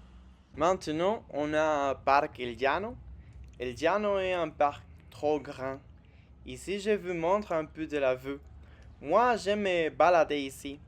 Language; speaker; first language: French; non-native, fluent; Spanish